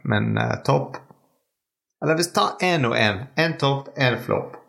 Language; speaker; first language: Norwegian; non-native, fluent; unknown